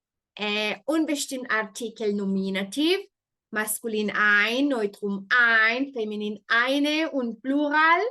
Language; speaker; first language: German; non-native, fluent; Spanish